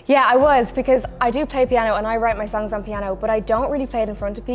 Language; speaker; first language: English; native; English